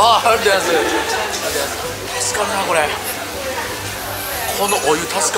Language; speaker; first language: Japanese; native; Japanese